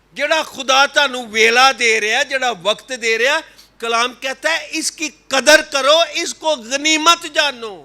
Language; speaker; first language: Urdu; non-native, local second language; Punjabi